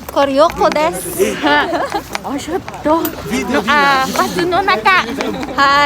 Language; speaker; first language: Japanese; non-native, learner; Filipino